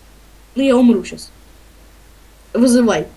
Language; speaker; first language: Russian; native; Russian